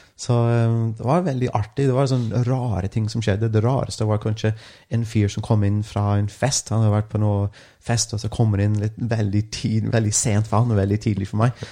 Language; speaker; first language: Norwegian; non-native, fluent; English